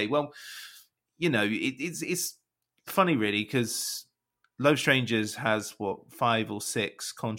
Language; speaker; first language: English; native; English